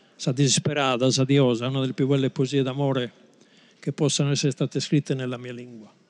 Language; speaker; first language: Italian; native; Italian